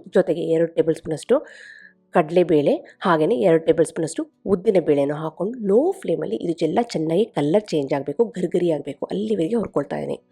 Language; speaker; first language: Kannada; native; Kannada